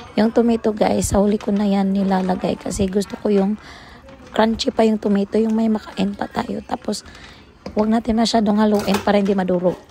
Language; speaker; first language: Filipino; non-native, local second language; Cebuano